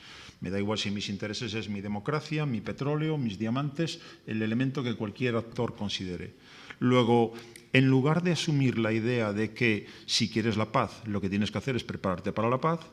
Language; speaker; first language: Spanish; native; Spanish